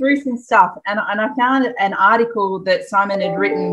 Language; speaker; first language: English; native; English